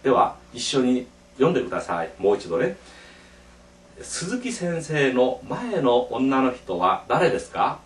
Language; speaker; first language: Japanese; non-native, fluent; Korean